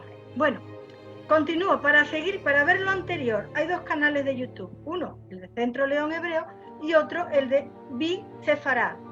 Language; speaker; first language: Spanish; native; Spanish